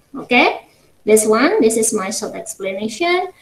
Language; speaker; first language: English; non-native, fluent; Indonesian